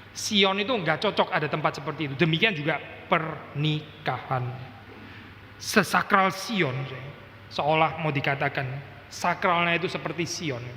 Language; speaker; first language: Indonesian; native; Indonesian